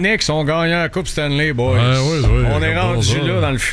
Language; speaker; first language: French; native; French